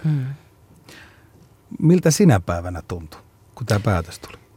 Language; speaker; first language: Finnish; native; Finnish